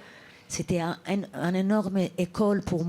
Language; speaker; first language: French; non-native, fluent; Italian